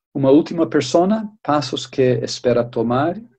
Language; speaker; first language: Spanish; native; Spanish